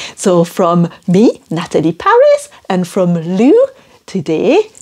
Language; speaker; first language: English; non-native, fluent; French